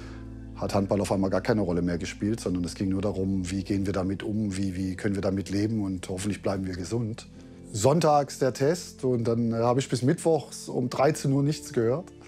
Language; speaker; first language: German; native; German